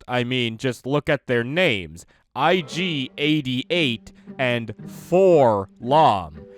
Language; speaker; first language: English; native; English